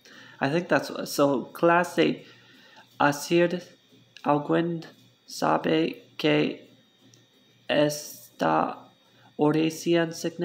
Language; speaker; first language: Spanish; non-native, learner; English